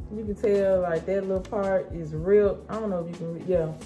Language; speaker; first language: English; native; English